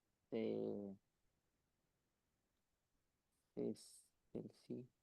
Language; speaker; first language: French; non-native, learner; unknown